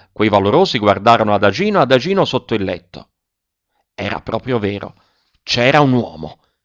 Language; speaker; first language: Italian; native; Italian